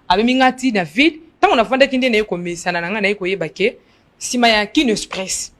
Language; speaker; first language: Lingala; non-native, local second language; Luba-Lulua